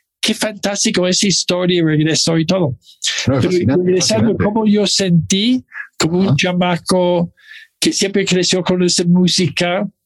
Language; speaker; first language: Spanish; non-native, fluent; English